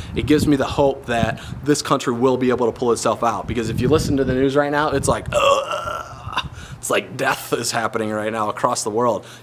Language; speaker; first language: English; native; English